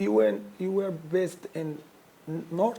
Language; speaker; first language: English; non-native, learner; Arabic